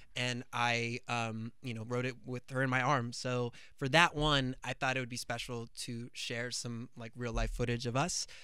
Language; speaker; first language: English; native; English